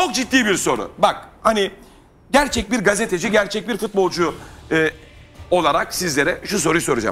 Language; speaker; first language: Turkish; native; Turkish